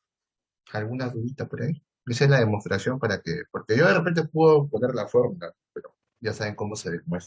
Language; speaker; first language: Spanish; native; Spanish